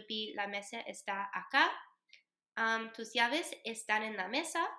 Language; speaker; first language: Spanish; non-native, learner; English